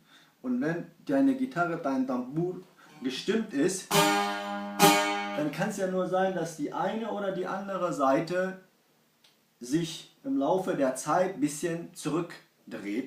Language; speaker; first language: German; non-native, fluent; Kurdish